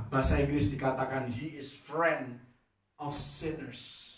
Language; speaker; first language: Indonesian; native; Indonesian